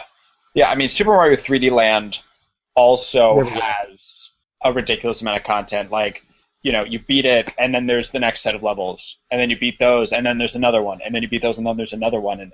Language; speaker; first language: English; native; English